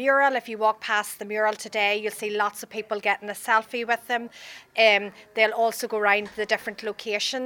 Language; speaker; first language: English; native; English